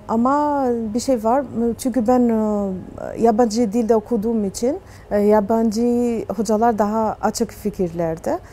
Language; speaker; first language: Turkish; non-native, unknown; Albanian